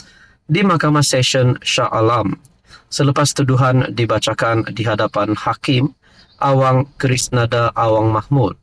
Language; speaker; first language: Malay; native; Malay